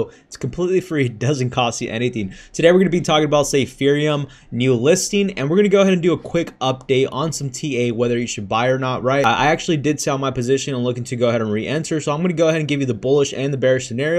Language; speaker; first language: English; native; English